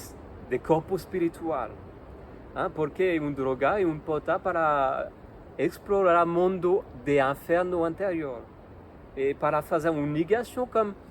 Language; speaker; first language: Portuguese; non-native, learner; French